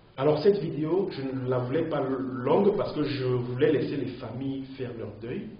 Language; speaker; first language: French; native; French